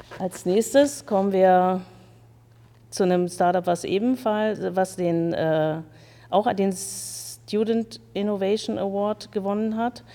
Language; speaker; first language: German; native; German